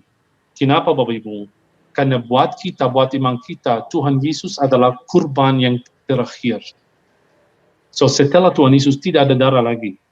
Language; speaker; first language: Indonesian; non-native, fluent; Hebrew